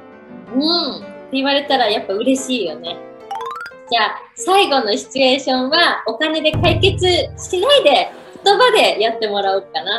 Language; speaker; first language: Japanese; native; Japanese